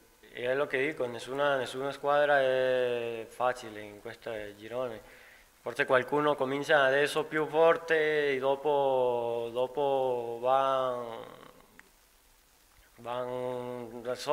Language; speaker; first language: Italian; non-native, learner; Spanish